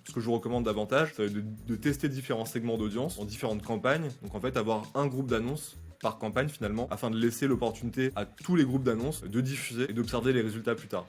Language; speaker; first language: French; native; French